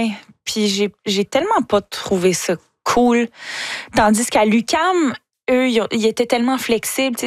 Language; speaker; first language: French; native; French